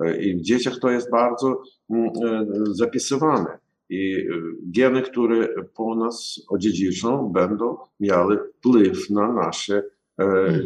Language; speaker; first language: Polish; non-native, learner; Ukrainian